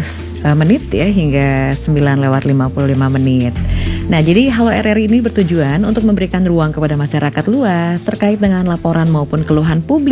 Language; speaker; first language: Indonesian; native; Indonesian